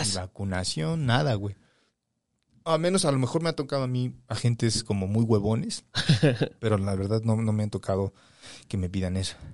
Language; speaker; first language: Spanish; native; Spanish